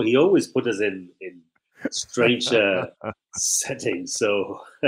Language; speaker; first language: English; non-native, fluent; Spanish